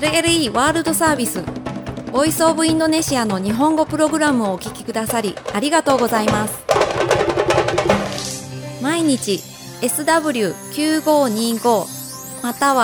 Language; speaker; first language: Japanese; non-native, fluent; Indonesian